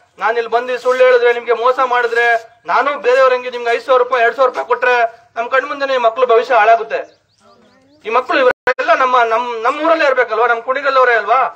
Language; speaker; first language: Kannada; native; Kannada